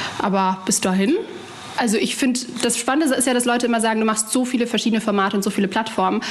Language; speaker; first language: German; early bilingual, other home language; Arabic